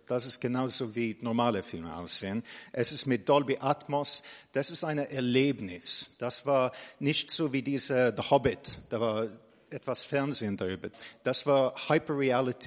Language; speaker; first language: German; non-native, fluent; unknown